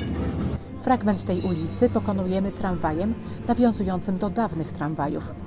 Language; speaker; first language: Polish; native; Polish